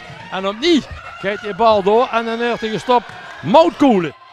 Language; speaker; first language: Dutch; native; Dutch